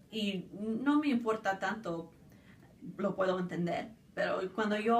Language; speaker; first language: Spanish; early bilingual, other home language; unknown